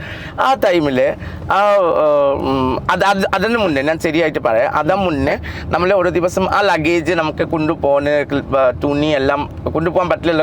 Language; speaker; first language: Malayalam; non-native, local second language; Assamese